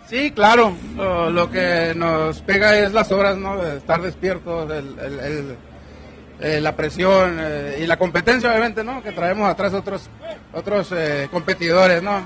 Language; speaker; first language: Spanish; native; Spanish